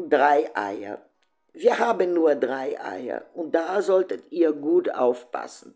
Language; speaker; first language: German; non-native, fluent; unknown